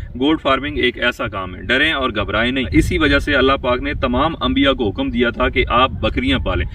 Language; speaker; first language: Hindi; non-native, local second language; Punjabi